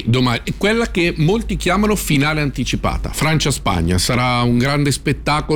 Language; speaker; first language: Italian; native; Italian